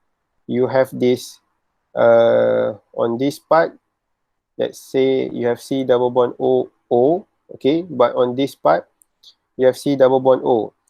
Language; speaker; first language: English; non-native, local second language; Malay